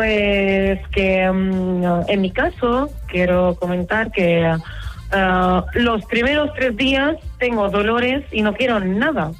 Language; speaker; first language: Spanish; native; Spanish